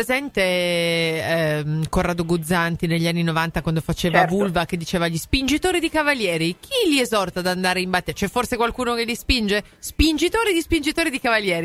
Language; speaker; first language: Italian; native; Italian